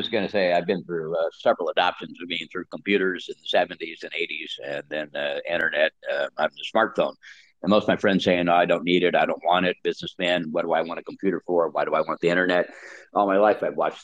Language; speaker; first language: English; native; English